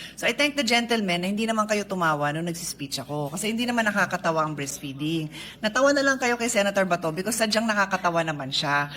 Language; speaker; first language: Filipino; native; Filipino